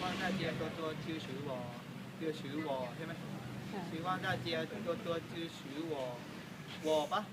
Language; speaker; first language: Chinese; non-native, learner; Thai